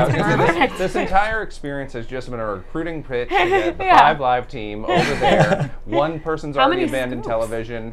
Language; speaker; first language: English; native; English